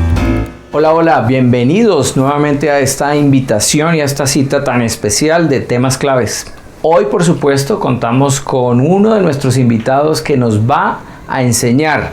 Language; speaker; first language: Spanish; native; Spanish